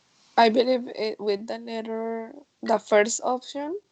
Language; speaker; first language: English; non-native, learner; Spanish